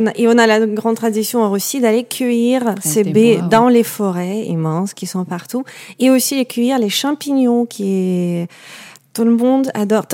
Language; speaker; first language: French; non-native, fluent; Russian